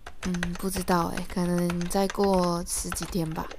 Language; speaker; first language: Chinese; native; Chinese